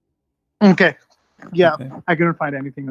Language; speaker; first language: English; non-native, fluent; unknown